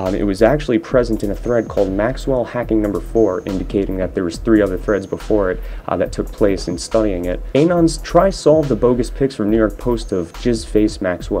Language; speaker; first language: English; native; English